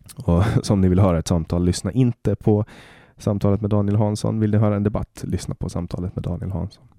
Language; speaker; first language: Swedish; native; Swedish